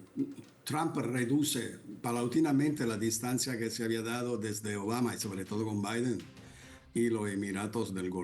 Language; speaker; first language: Spanish; non-native, fluent; Italian